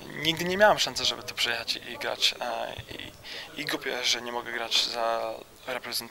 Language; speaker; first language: Polish; early bilingual, heritage; Polish